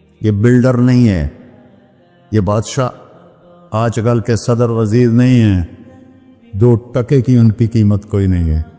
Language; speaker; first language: Urdu; non-native, local second language; Punjabi